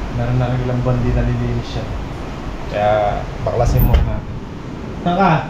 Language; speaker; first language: Filipino; non-native, local second language; Pampanga